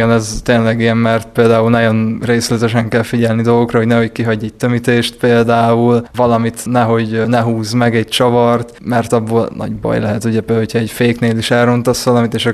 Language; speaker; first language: Hungarian; native; Hungarian